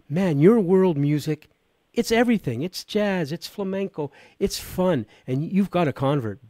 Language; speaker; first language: English; native; English